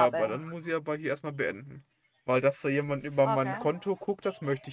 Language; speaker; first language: German; native; German